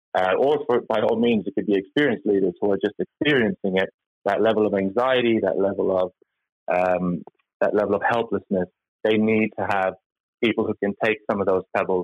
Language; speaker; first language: English; non-native, fluent; Norwegian